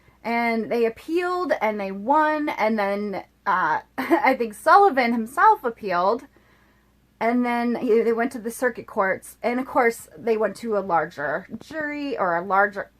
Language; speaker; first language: English; native; English